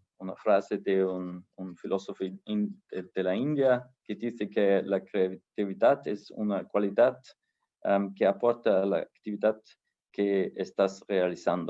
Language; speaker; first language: Spanish; non-native, fluent; German